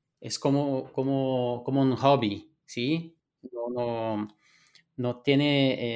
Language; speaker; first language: Spanish; non-native, fluent; Portuguese